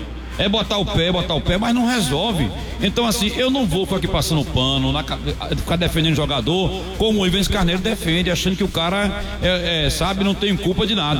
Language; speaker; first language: Portuguese; native; Portuguese